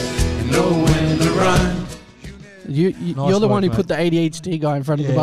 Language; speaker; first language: English; native; English